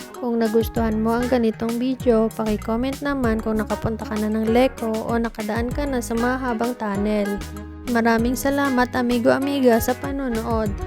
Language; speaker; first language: Filipino; non-native, local second language; Bikol